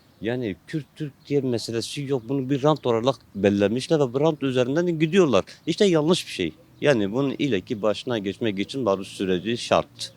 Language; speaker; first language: Turkish; non-native, local second language; Kurdish